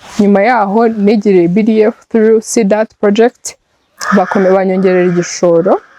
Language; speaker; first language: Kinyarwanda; native; Kinyarwanda